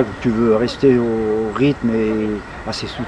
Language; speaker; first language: French; native; French